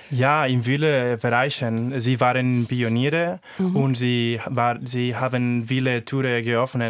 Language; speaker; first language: German; non-native, fluent; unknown